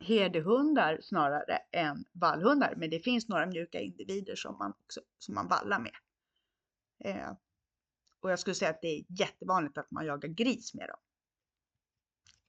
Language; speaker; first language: Swedish; non-native, fluent; Hungarian